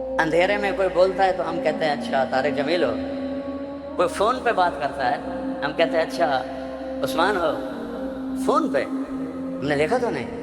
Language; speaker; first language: Urdu; non-native, local second language; Punjabi